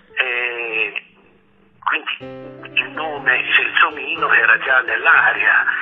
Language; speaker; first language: Italian; non-native, fluent; Arabic